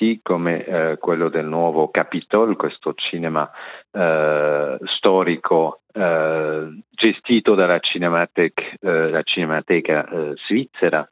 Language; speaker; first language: Italian; non-native, local second language; French